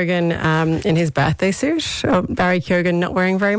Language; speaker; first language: English; native; English